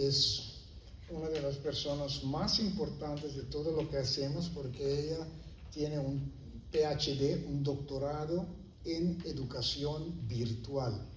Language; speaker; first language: Spanish; non-native, fluent; Papiamento